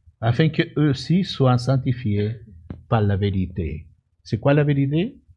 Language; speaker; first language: French; non-native, fluent; Spanish